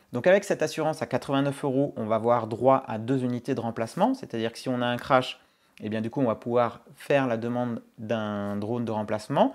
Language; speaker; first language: French; native; French